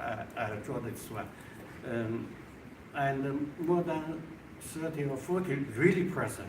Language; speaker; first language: English; non-native, learner; Chinese